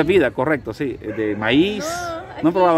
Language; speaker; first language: Spanish; native; Spanish